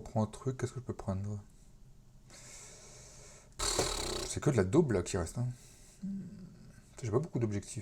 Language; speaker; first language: French; native; French